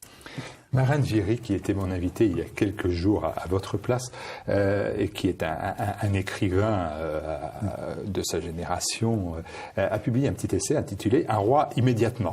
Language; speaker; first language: French; native; French